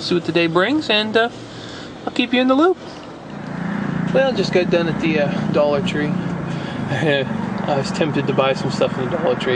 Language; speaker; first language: English; native; English